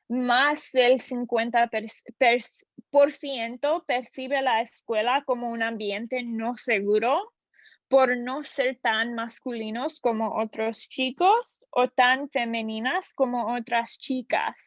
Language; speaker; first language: Spanish; non-native, learner; English